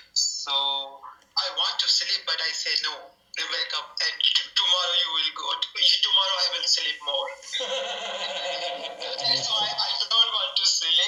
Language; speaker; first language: English; non-native, local second language; Urdu